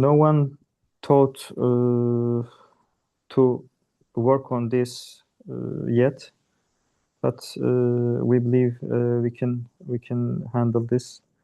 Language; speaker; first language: English; non-native, learner; Turkish